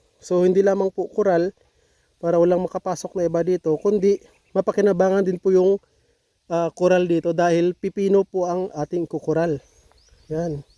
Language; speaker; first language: Filipino; non-native, local second language; Hiligaynon